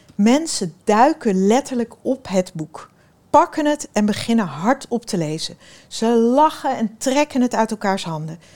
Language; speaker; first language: Dutch; early bilingual, other home language; Swedish